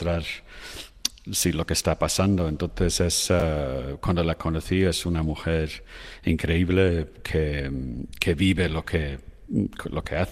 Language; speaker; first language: Spanish; non-native, fluent; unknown